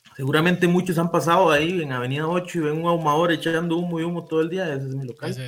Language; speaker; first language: Spanish; native; Spanish